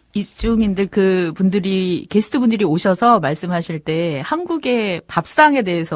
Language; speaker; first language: Korean; native; Korean